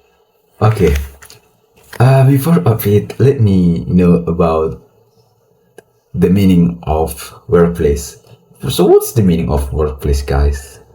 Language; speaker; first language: English; non-native, learner; Indonesian